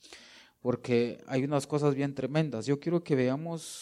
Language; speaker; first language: Spanish; native; Spanish